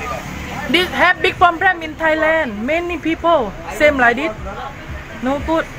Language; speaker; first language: English; non-native, learner; Thai